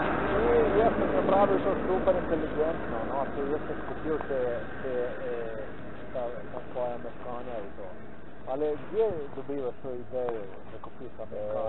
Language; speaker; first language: Polish; non-native, learner; Ukrainian